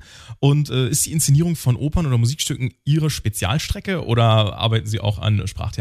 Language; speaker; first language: German; native; German